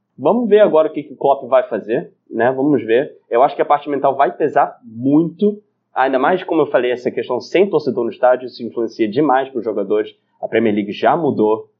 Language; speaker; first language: Portuguese; non-native, fluent; English